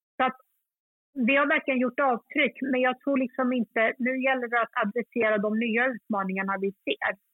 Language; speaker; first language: Swedish; early bilingual, other home language; Kurdish